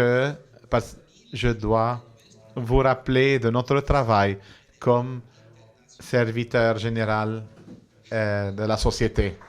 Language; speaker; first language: French; non-native, fluent; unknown